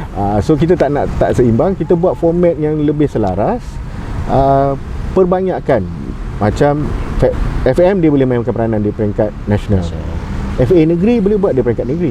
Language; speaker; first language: Malay; native; Malay